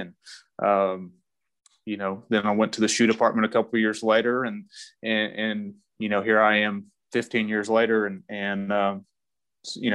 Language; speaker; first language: English; native; English